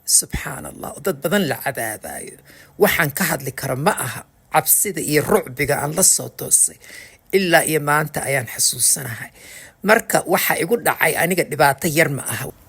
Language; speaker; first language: Somali; early bilingual, heritage; Somali